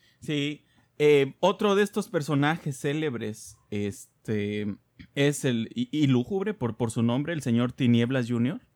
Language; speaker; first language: Spanish; native; Spanish